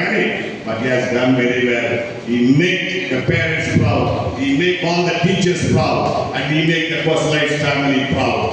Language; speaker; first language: English; non-native, local second language; Telugu